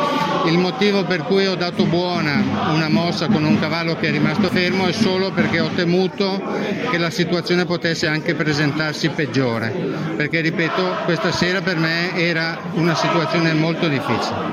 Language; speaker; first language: Italian; native; Italian